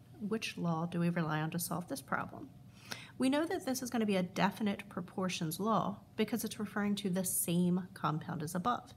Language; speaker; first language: English; native; English